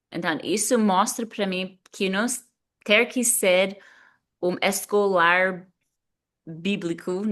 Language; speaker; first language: Portuguese; non-native, fluent; English